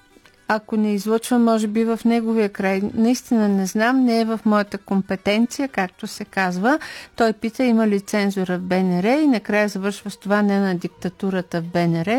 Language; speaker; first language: Bulgarian; native; Bulgarian